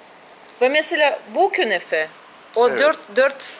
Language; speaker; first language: Turkish; non-native, learner; Russian